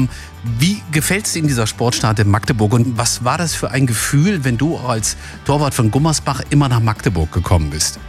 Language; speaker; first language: German; native; German